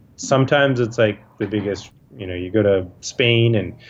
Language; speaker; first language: English; native; English